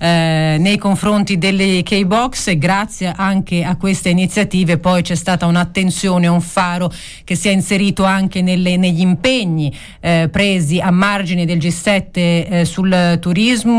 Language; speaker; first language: Italian; native; Italian